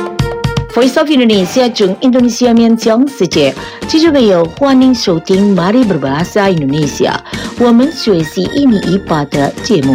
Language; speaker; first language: Chinese; non-native, fluent; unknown